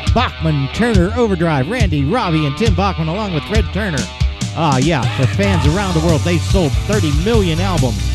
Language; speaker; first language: English; native; English